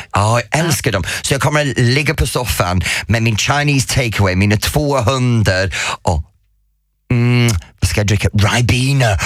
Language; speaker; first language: Swedish; non-native, fluent; English